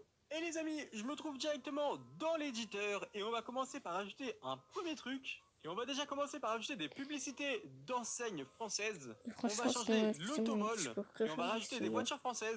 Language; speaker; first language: French; native; French